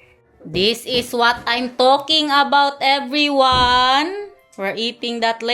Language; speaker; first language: English; non-native, local second language; Filipino